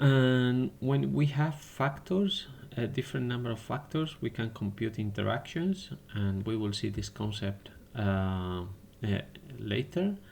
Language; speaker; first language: English; non-native, fluent; Spanish